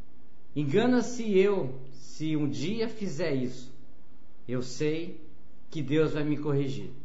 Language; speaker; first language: Portuguese; native; Portuguese